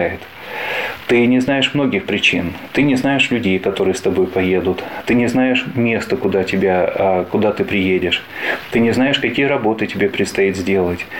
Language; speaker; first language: Russian; native; Russian